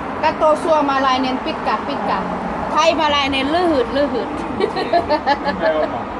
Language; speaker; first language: Finnish; non-native, learner; Thai